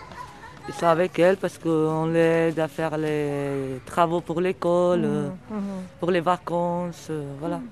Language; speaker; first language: French; early bilingual, other home language; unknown